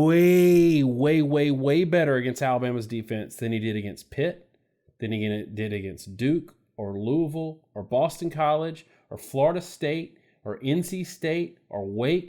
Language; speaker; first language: English; native; English